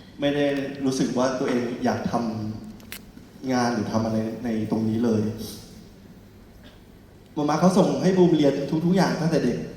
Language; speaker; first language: Thai; native; Thai